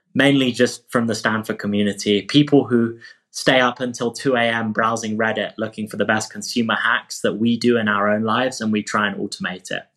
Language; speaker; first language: English; native; English